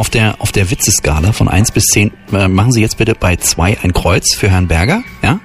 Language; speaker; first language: German; native; German